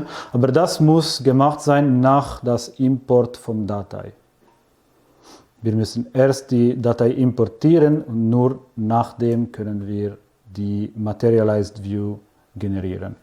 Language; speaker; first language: German; non-native, fluent; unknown